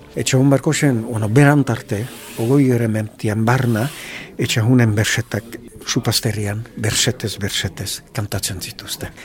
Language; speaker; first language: Basque; native; Basque